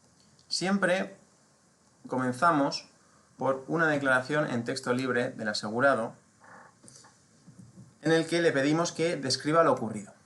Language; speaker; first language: Spanish; native; Spanish